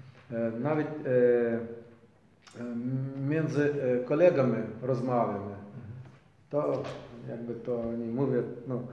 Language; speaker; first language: Polish; non-native, learner; Ukrainian